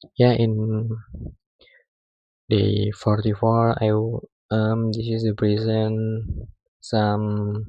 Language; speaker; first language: English; non-native, learner; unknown